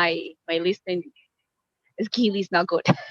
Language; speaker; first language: English; non-native, fluent; Spanish